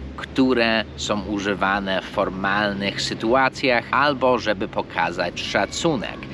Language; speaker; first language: Polish; non-native, fluent; English